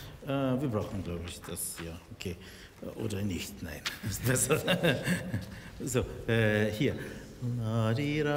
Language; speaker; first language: German; non-native, fluent; Russian